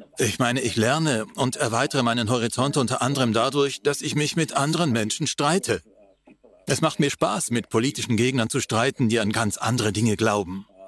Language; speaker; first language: German; non-native, fluent; English